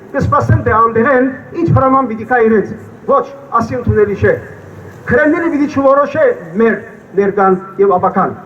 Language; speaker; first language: Armenian; early bilingual, heritage; Armenian